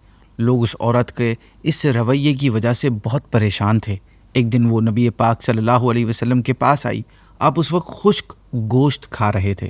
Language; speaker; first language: Urdu; native; Urdu